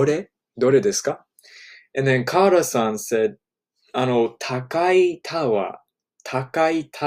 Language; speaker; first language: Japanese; non-native, fluent; English